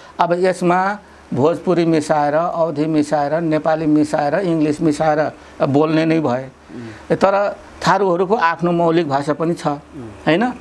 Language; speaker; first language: Nepali; non-native, local second language; Dangaura Tharu